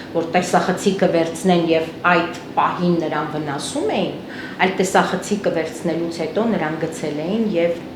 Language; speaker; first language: Armenian; native; Armenian